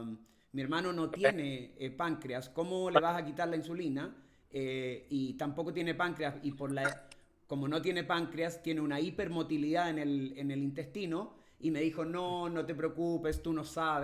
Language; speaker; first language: Spanish; native; Spanish